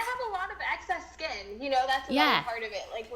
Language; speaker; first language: English; native; English